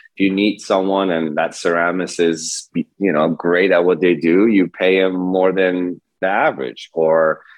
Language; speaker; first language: English; early bilingual, other home language; Persian